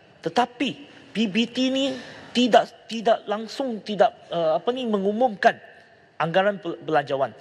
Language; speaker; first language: Malay; non-native, local second language; Chinese